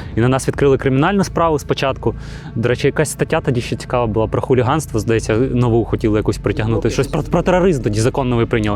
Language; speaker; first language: Ukrainian; non-native, local second language; Russian